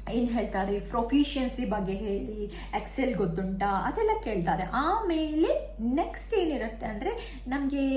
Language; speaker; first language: Kannada; non-native, local second language; Tulu